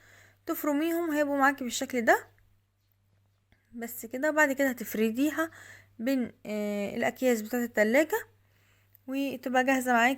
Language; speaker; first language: Arabic; native; Arabic